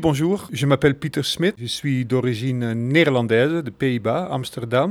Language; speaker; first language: French; non-native, fluent; Dutch